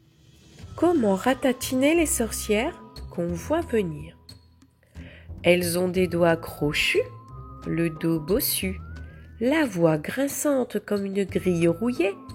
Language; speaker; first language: French; native; French